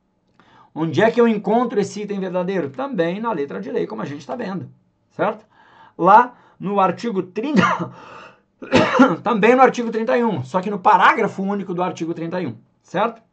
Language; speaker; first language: Portuguese; native; Portuguese